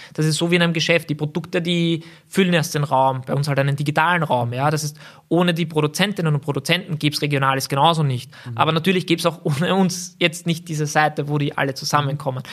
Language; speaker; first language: German; native; German